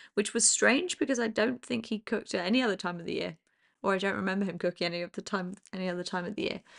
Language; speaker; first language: English; native; English